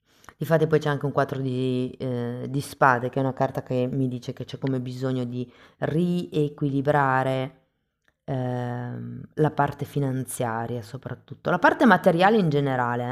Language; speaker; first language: Italian; native; Italian